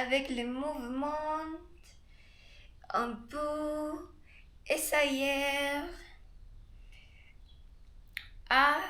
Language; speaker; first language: French; non-native, learner; Spanish